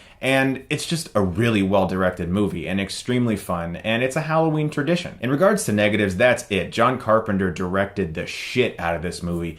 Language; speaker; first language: English; native; English